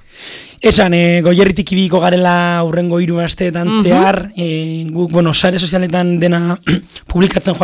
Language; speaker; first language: Basque; native; Basque